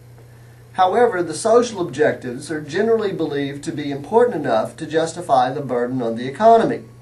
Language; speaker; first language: English; native; English